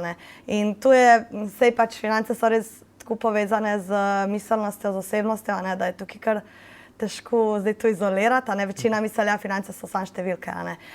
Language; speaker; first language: Slovenian; native; Slovenian